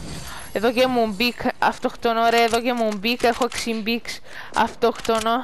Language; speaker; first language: Greek; native; Greek